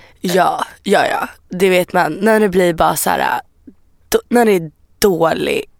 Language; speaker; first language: Swedish; early bilingual, other home language; Persian